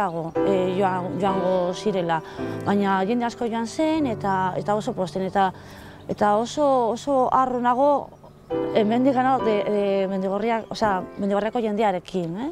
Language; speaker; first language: Basque; non-native, local second language; Spanish